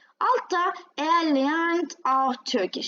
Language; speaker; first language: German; non-native, fluent; Turkish